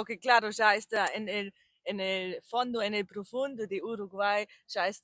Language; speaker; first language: Spanish; non-native, learner; German